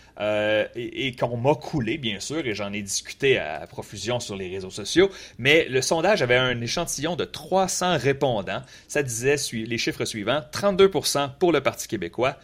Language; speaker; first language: French; native; French